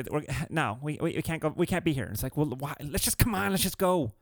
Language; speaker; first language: English; early bilingual, other home language; Spanish